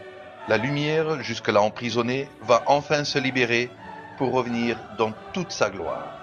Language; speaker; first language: French; native; French